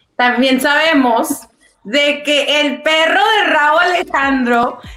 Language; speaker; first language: Spanish; native; Spanish